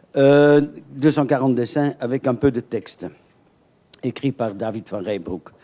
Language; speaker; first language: French; native; French